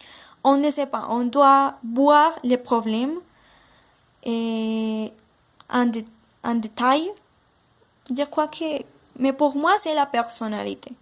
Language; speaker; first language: French; non-native, learner; Spanish